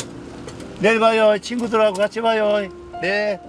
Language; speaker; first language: Korean; native; Korean